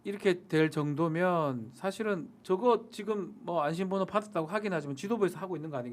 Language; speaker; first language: Korean; native; Korean